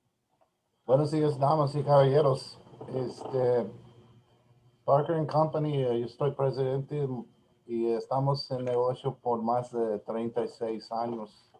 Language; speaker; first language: Spanish; non-native, learner; English